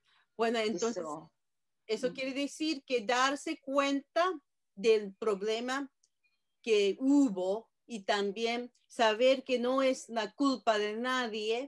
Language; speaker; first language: Spanish; non-native, fluent; Japanese